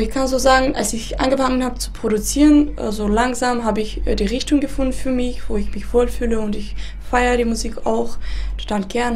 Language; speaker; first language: German; non-native, fluent; Armenian